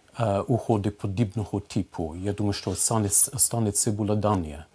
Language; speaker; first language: Ukrainian; non-native, fluent; English